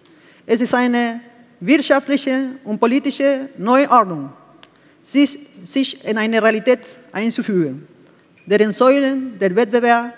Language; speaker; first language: German; non-native, fluent; Spanish